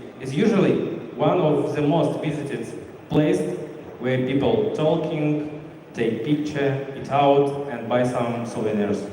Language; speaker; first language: English; non-native, learner; Russian